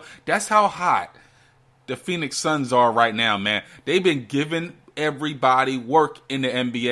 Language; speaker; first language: English; native; English